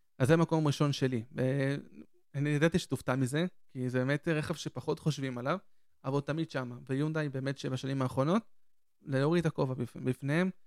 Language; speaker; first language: Hebrew; native; Hebrew